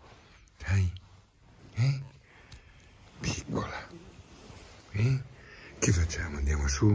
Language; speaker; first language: Italian; native; Italian